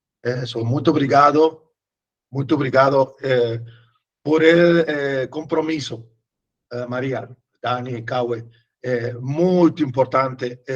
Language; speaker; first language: Portuguese; non-native, learner; Spanish